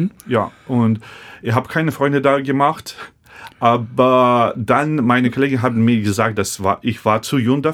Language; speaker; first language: German; non-native, fluent; Russian